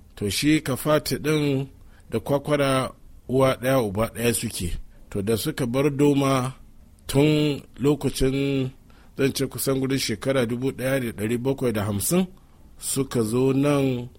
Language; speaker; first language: Hausa; non-native, local second language; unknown